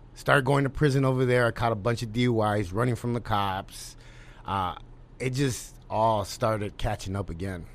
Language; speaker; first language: English; native; English